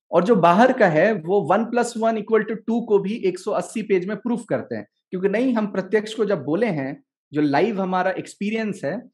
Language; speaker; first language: Hindi; native; Hindi